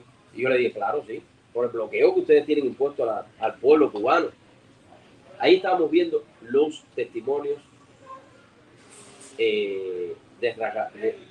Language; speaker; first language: Spanish; native; Spanish